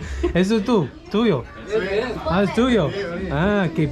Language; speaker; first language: Spanish; non-native, learner; English